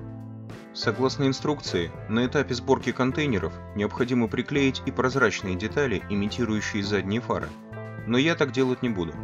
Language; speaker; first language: Russian; native; Russian